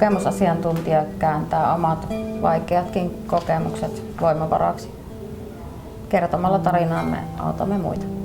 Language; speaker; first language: Finnish; native; Finnish